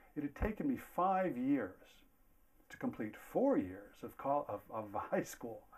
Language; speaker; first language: English; native; English